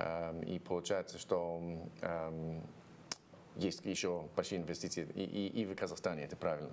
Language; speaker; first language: Russian; non-native, fluent; English